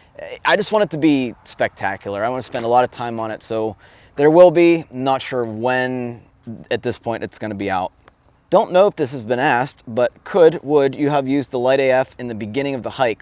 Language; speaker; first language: English; native; English